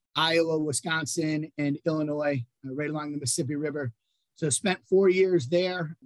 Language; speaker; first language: English; native; English